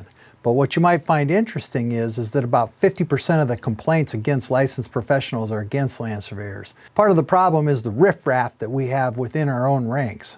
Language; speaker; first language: English; native; English